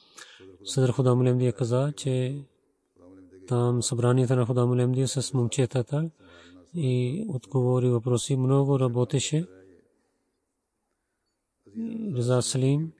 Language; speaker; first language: Bulgarian; non-native, learner; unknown